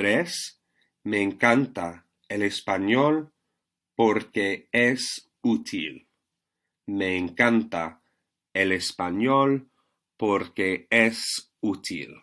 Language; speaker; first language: Spanish; non-native, fluent; English